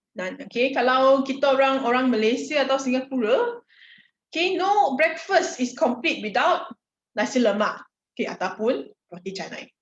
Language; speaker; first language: Malay; non-native, local second language; Chinese